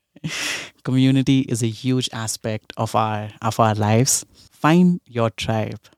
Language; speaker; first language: English; non-native, local second language; Hindi